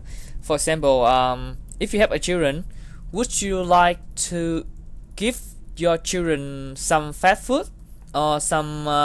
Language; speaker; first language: English; non-native, learner; Vietnamese